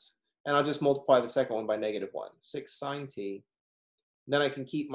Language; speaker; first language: English; native; English